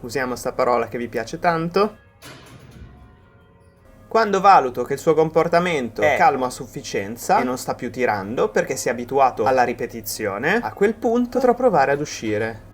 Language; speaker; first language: Italian; native; Italian